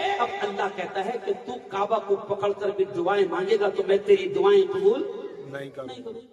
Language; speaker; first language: Urdu; native; Urdu